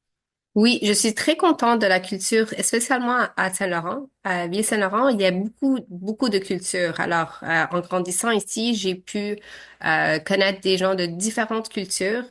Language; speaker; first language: French; early bilingual, other home language; Arabic